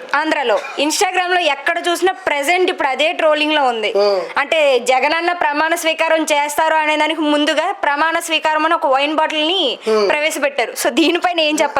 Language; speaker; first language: Telugu; native; Telugu